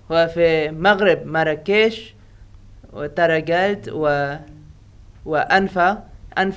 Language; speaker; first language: Arabic; non-native, learner; Indonesian